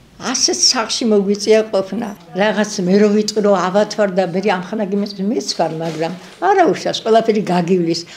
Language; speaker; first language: Georgian; native; Georgian